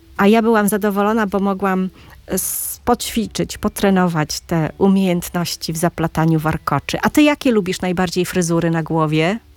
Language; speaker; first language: Polish; native; Polish